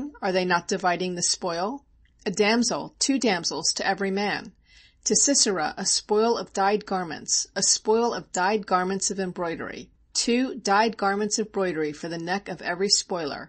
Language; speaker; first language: English; native; English